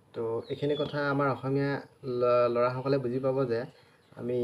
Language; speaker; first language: Hindi; non-native, local second language; Assamese